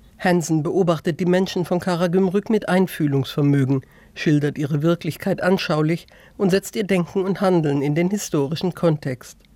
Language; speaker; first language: German; native; German